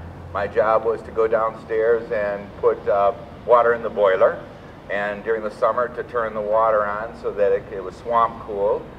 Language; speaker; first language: English; native; English